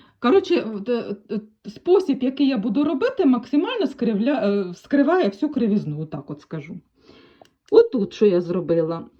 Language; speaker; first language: Ukrainian; native; Ukrainian